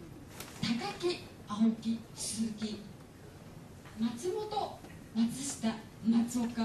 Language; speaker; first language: Japanese; non-native, fluent; Chinese